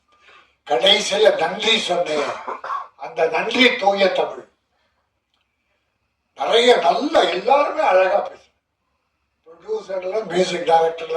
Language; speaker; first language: Tamil; native; Tamil